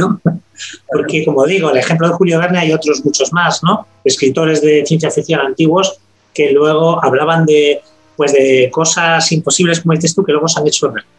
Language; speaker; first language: Spanish; native; Spanish